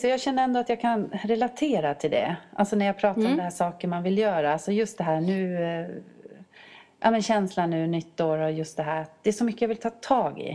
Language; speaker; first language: Swedish; native; Swedish